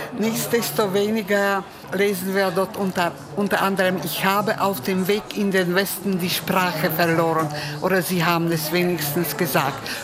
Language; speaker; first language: German; non-native, fluent; Czech